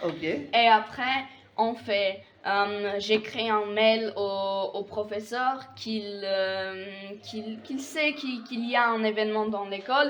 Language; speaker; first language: French; non-native, fluent; Polish